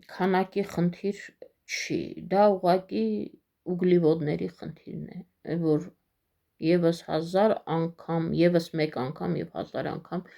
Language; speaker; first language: Armenian; native; Armenian